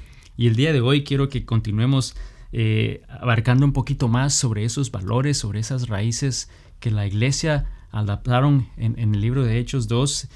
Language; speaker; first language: Spanish; native; Spanish